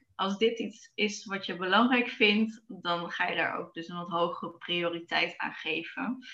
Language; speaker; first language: Dutch; native; Dutch